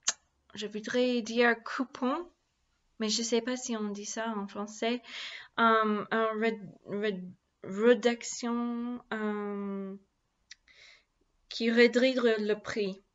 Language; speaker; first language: French; non-native, learner; English